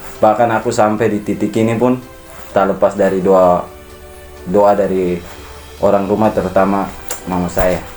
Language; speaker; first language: Indonesian; native; Indonesian